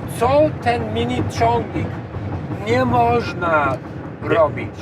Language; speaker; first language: Polish; non-native, learner; English